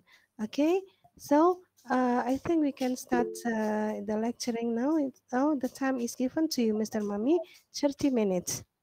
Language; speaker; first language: English; non-native, learner; Indonesian